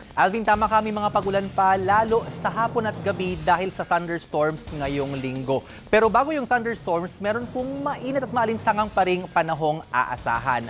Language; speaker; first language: Filipino; non-native, local second language; Bikol